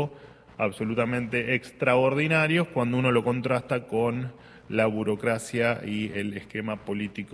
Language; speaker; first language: Spanish; native; Spanish